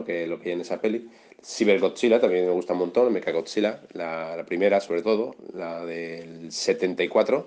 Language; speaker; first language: Spanish; native; Spanish